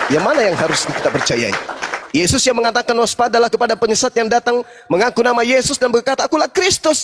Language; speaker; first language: Indonesian; native; Indonesian